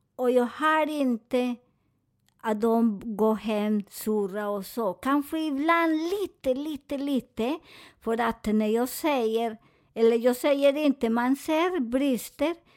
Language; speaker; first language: Swedish; non-native, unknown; Spanish